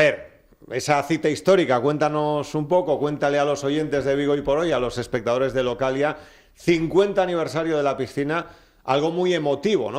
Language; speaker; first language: Spanish; native; Spanish